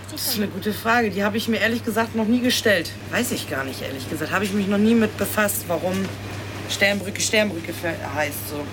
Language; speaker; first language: German; native; German